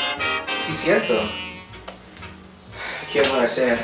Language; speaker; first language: Spanish; non-native, learner; English